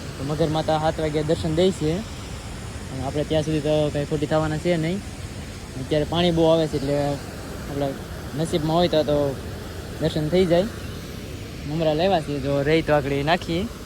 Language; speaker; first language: Gujarati; native; Gujarati